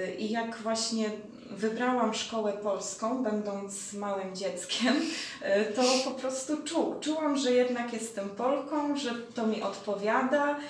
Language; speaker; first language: Polish; early bilingual, heritage; Polish